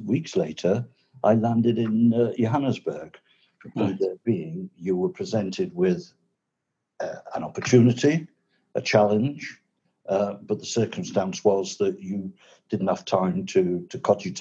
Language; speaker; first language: English; native; English